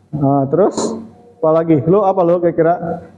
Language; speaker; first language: Indonesian; native; Indonesian